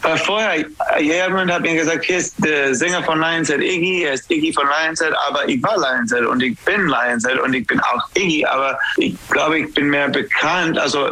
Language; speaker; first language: German; non-native, fluent; English